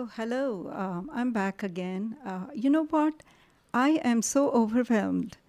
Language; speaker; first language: English; non-native, local second language; Marathi